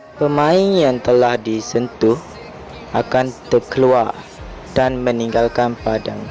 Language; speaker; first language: Malay; native; Malay